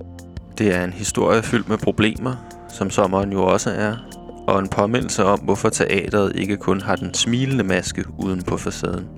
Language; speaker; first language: Danish; native; Danish